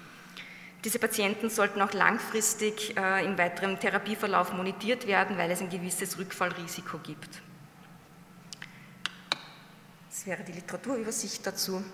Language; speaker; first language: German; native; German